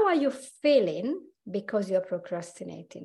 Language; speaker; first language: English; non-native, fluent; Italian